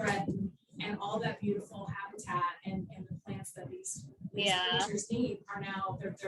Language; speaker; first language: English; native; English